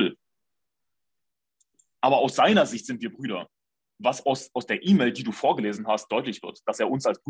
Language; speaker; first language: German; native; German